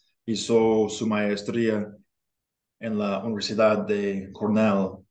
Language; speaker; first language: Spanish; non-native, learner; English